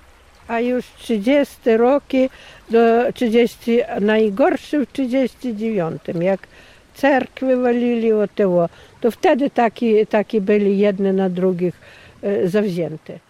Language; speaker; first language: Polish; non-native, local second language; Ukrainian